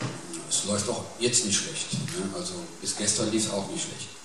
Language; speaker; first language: German; native; German